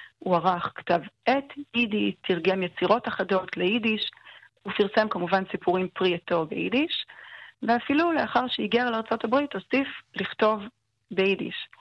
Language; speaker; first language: Hebrew; native; Hebrew